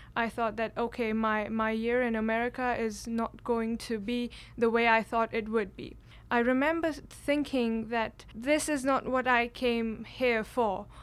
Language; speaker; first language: English; non-native, local second language; Kashmiri